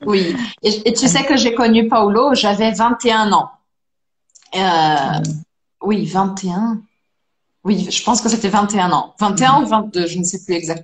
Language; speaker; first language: French; non-native, fluent; Portuguese